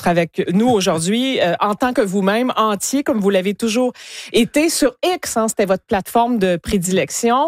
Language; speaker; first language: French; native; French